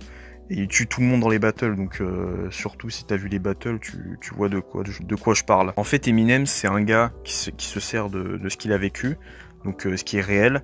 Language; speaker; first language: French; native; French